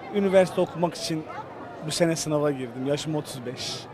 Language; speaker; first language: Turkish; non-native, local second language; Kurdish